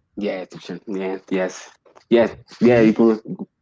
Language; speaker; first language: English; non-native, learner; Portuguese